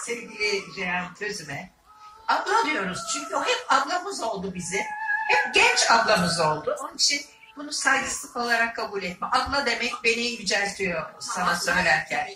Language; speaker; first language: Turkish; native; Turkish